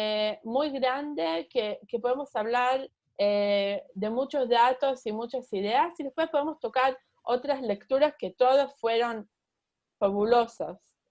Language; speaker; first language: Spanish; early bilingual, heritage; Spanish